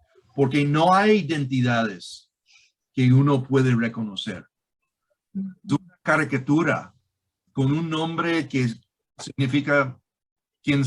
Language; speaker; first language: Spanish; non-native, fluent; English